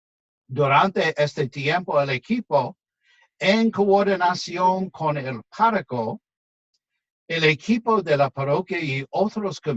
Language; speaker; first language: Spanish; non-native, fluent; English